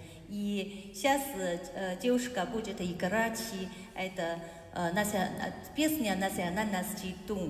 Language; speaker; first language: Russian; non-native, learner; Chinese